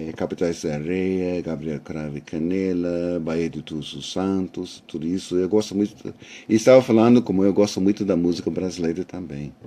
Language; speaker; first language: Portuguese; non-native, fluent; English